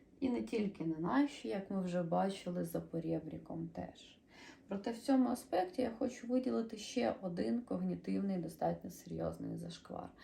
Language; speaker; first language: Ukrainian; native; Ukrainian